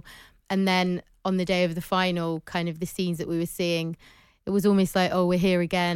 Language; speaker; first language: English; native; English